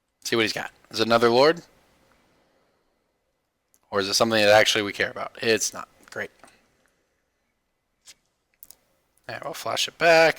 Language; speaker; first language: English; native; English